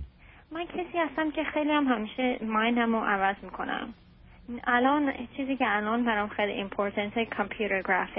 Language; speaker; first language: Persian; early bilingual, heritage; Persian